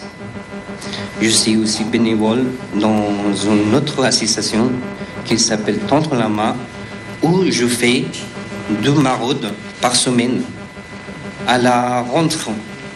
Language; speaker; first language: French; non-native, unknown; Persian